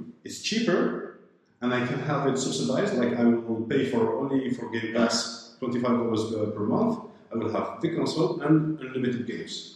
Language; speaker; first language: English; non-native, fluent; Arabic